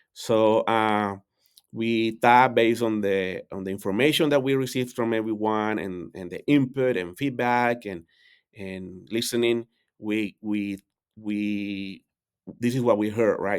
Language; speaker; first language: English; non-native, fluent; Spanish